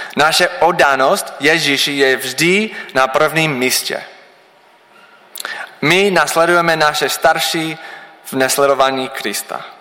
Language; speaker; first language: Czech; non-native, learner; English